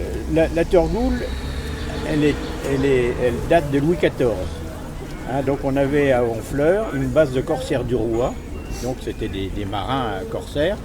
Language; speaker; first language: French; native; French